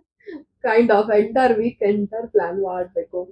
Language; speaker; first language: Kannada; non-native, learner; Marathi